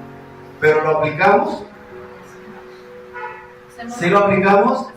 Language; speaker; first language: Spanish; native; Spanish